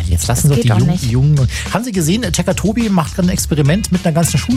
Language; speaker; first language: German; native; German